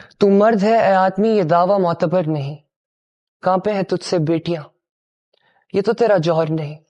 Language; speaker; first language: Urdu; early bilingual, heritage; Urdu